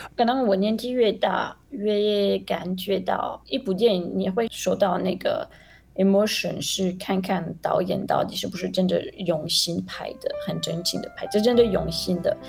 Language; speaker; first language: Chinese; non-native, fluent; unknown